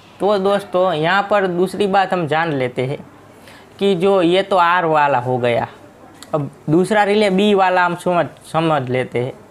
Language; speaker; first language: Hindi; non-native, local second language; Gujarati